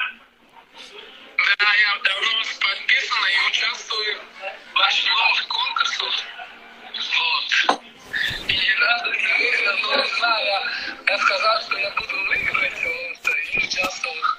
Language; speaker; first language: Russian; non-native, learner; Tajik